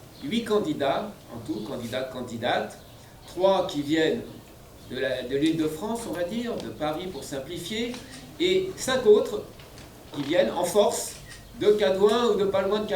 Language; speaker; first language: French; native; French